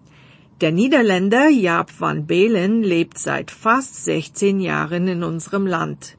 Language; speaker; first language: German; non-native, fluent; Bulgarian